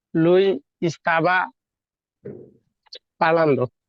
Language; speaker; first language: Italian; non-native, learner; Bangla